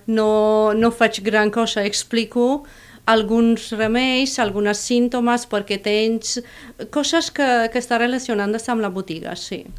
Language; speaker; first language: Catalan; non-native, fluent; Spanish